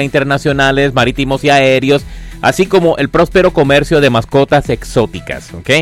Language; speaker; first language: Spanish; native; Spanish